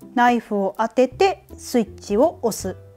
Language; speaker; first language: Japanese; native; Japanese